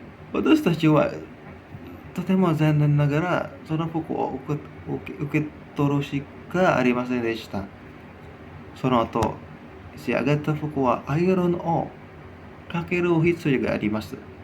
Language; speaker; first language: Japanese; non-native, learner; Indonesian